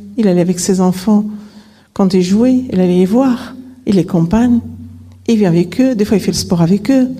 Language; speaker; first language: French; non-native, local second language; Arabic